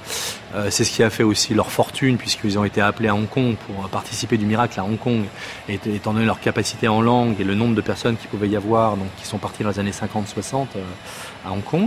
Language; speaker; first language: French; native; French